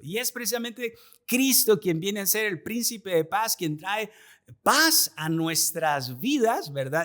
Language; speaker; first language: Spanish; native; Spanish